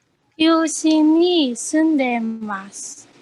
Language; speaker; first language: Japanese; non-native, learner; Filipino